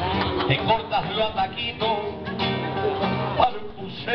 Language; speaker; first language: Spanish; native; Spanish